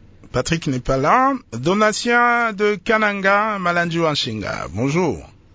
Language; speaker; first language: French; non-native, local second language; Lingala